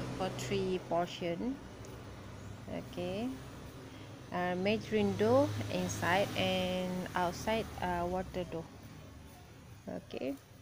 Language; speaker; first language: English; non-native, local second language; Malay